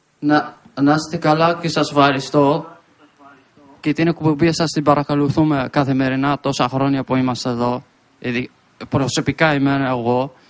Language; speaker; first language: Greek; non-native, fluent; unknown